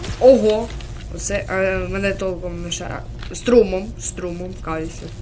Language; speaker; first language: Ukrainian; non-native, local second language; Russian